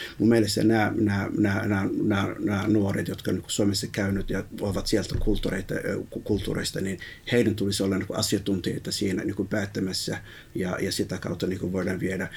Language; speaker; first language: Finnish; early bilingual, other home language; Somali